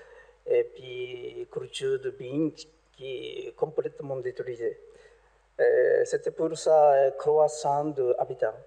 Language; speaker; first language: French; non-native, learner; Japanese